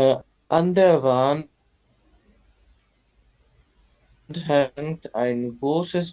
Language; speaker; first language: German; non-native, learner; Bangla